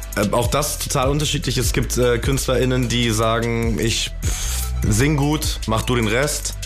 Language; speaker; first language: German; native; German